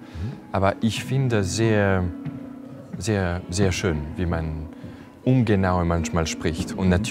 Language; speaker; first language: German; non-native, fluent; French